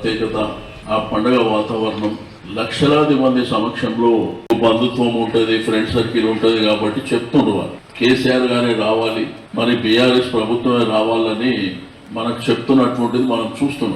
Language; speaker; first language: Telugu; native; Telugu